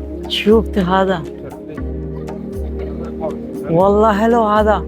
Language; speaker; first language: Arabic; non-native, learner; Bangla